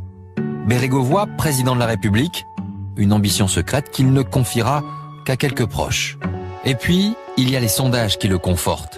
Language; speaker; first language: French; native; French